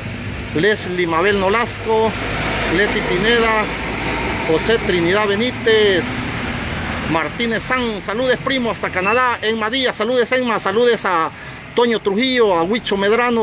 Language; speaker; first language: Spanish; native; Spanish